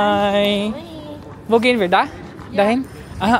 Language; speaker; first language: German; non-native, learner; Filipino